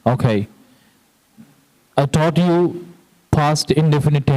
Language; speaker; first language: English; non-native, fluent; Hindi